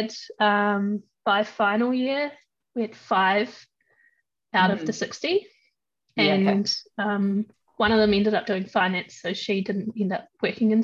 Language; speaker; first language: English; native; English